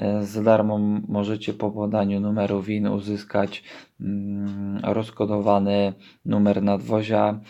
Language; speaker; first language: Polish; native; Polish